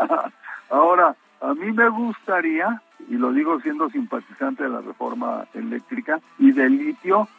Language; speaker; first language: Spanish; native; Spanish